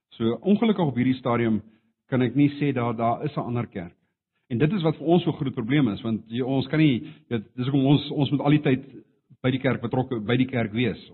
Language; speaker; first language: Afrikaans; non-native, local second language; English